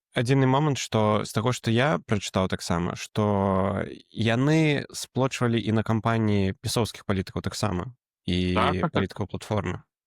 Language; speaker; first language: Belarusian; native; Belarusian